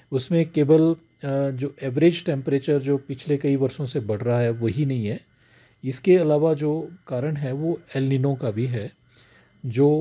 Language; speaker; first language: Hindi; native; Hindi